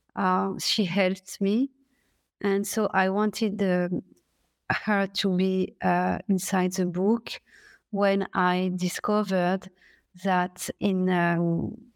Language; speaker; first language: English; non-native, fluent; French